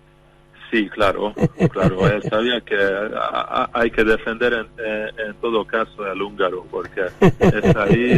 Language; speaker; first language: Spanish; non-native, fluent; Hungarian